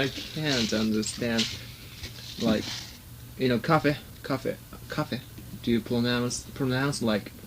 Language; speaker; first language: English; non-native, learner; Japanese